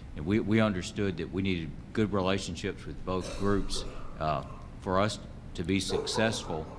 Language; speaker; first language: English; native; English